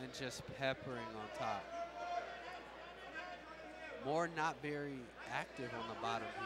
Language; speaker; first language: English; native; English